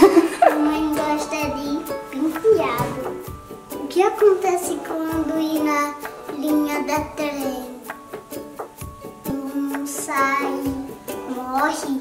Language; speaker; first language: Portuguese; early bilingual, heritage; Portuguese